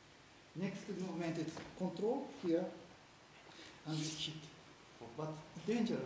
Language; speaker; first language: English; non-native, learner; Japanese